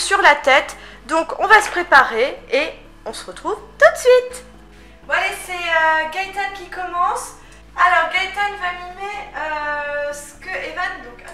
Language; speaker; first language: French; native; French